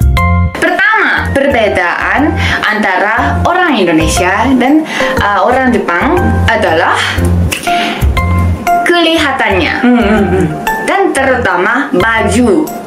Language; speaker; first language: Indonesian; non-native, learner; Japanese